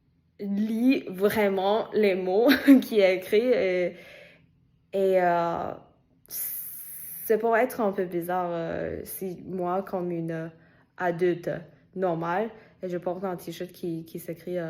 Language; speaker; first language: French; non-native, fluent; Chinese